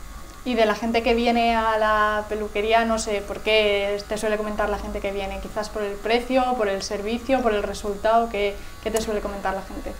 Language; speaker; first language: Spanish; native; Spanish